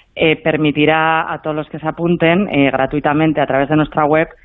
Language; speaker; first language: Spanish; native; Spanish